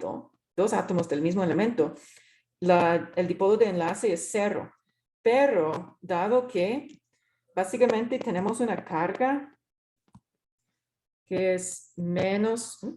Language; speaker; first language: Spanish; non-native, fluent; English